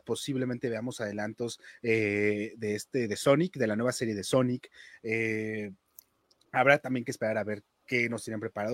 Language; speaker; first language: Spanish; native; Spanish